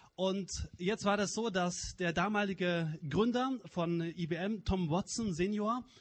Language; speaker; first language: German; native; German